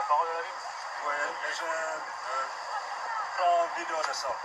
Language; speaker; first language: French; non-native, learner; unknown